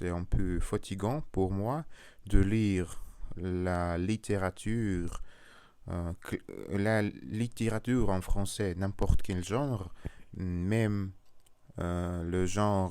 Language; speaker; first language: French; non-native, learner; Russian